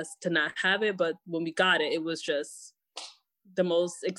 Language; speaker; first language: English; native; English